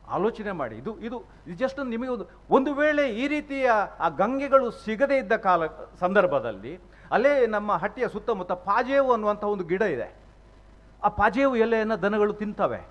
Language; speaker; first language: Kannada; native; Kannada